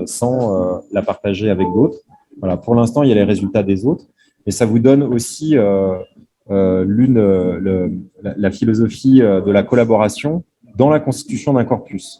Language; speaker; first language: French; native; French